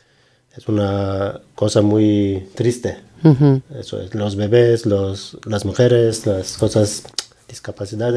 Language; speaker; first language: Spanish; non-native, learner; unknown